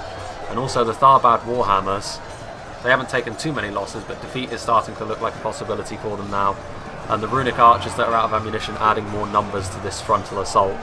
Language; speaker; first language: English; native; English